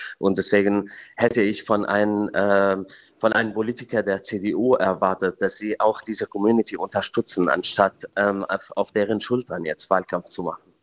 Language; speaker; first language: German; non-native, fluent; Arabic